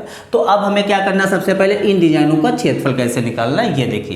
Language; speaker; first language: Hindi; native; Hindi